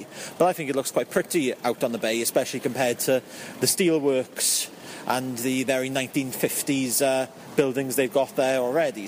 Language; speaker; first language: English; native; English